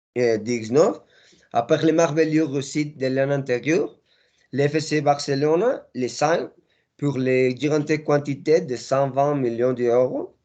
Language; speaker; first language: French; non-native, learner; Spanish